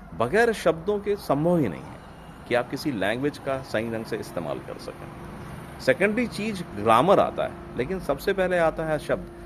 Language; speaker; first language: Hindi; native; Hindi